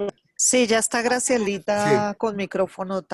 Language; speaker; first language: Spanish; native; Spanish